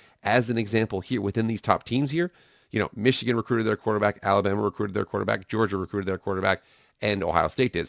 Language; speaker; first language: English; native; English